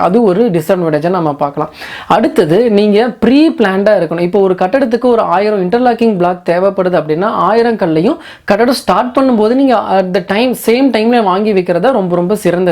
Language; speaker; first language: Tamil; native; Tamil